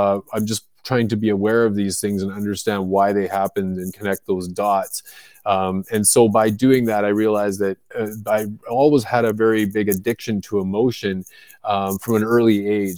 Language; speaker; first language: English; native; English